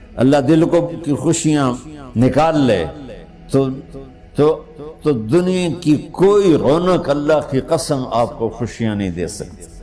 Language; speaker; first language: Urdu; non-native, local second language; Punjabi